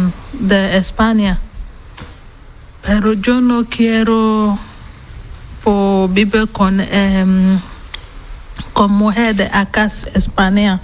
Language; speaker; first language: Spanish; non-native, learner; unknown